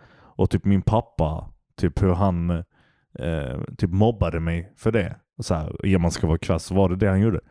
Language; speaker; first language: Swedish; early bilingual, other home language; Turkish